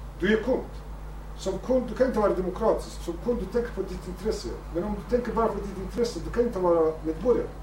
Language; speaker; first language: Swedish; non-native, fluent; Kurdish